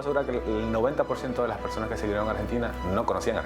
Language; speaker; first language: Spanish; native; Spanish